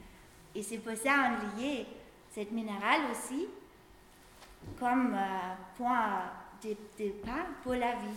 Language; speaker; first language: French; non-native, fluent; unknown